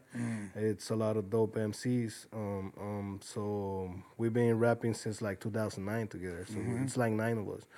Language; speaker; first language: English; early bilingual, other home language; Spanish